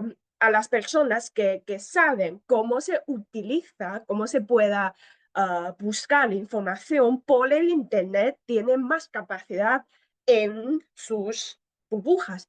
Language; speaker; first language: Spanish; non-native, learner; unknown